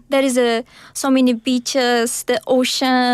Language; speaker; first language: English; non-native, learner; Uzbek